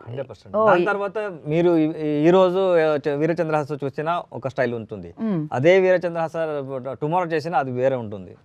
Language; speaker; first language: Telugu; non-native, learner; Kannada